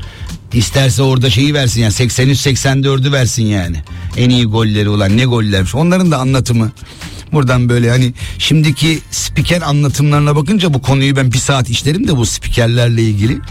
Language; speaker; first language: Turkish; native; Turkish